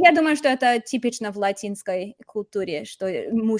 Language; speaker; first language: Russian; non-native, fluent; English